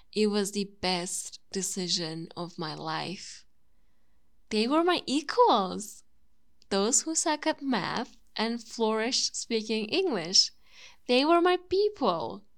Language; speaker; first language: English; non-native, fluent; Turkish